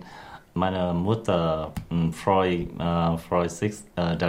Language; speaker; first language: German; non-native, learner; Vietnamese